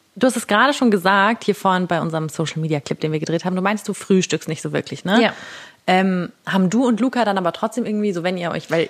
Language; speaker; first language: German; native; German